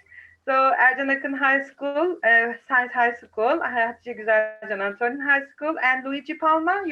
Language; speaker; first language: English; non-native, fluent; Turkish